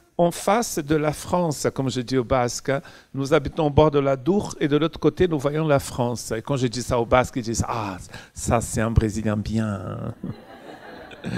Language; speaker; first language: French; non-native, fluent; Portuguese